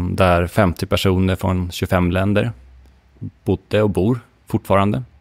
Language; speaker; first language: Swedish; native; Swedish